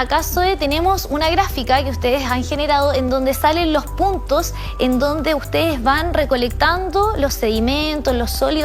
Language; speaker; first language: Spanish; native; Spanish